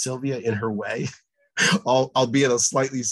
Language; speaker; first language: English; native; English